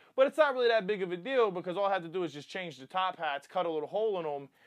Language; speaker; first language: English; native; English